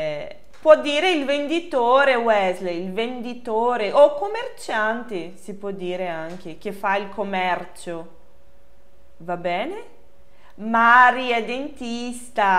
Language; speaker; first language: Italian; non-native, fluent; Portuguese